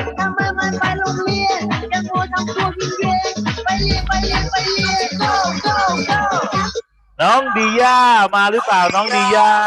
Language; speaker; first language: Thai; native; Thai